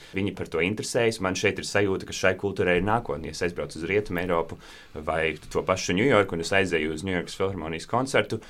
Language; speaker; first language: Latvian; native; Latvian